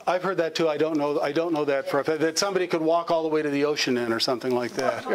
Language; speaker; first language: English; native; English